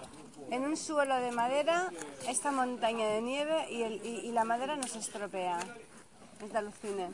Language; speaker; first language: Spanish; native; Spanish